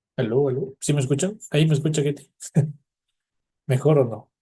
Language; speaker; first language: Spanish; native; Spanish